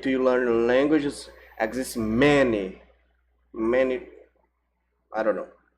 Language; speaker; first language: English; non-native, learner; Portuguese